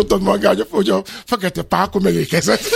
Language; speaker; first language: Hungarian; non-native, learner; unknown